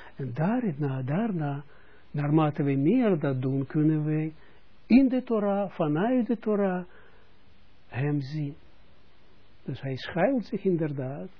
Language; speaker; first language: Dutch; non-native, fluent; Russian